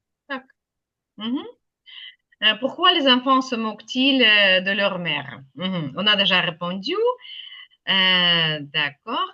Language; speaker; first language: French; non-native, fluent; Ukrainian